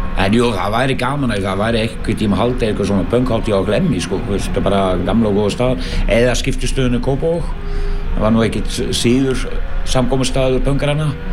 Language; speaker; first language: Icelandic; non-native, fluent; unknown